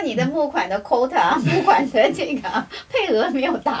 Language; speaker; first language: Chinese; native; Chinese